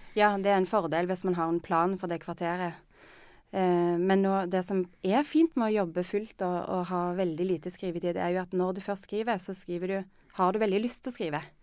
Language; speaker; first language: Norwegian; native; Norwegian